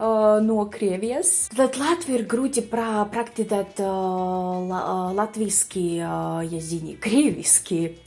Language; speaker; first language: Latvian; non-native, learner; Russian